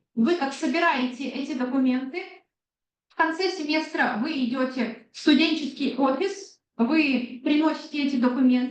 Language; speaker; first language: Russian; non-native, fluent; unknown